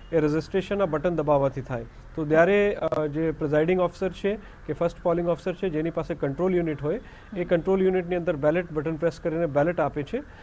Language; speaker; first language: Gujarati; non-native, local second language; Hindi